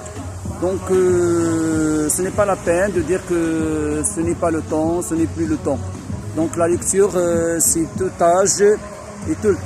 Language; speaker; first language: French; non-native, local second language; Arabic